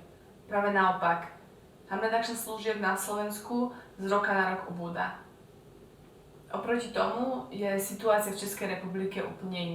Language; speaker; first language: Slovak; native; Slovak